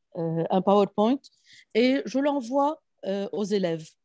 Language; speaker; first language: French; non-native, local second language; Arabic